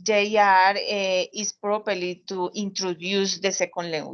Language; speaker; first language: English; non-native, learner; Spanish